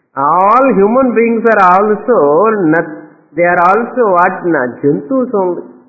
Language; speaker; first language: English; non-native, local second language; Tamil